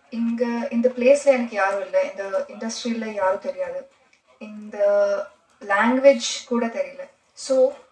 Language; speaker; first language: Tamil; non-native, learner; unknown